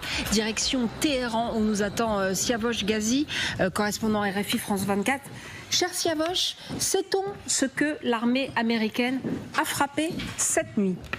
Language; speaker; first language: French; native; French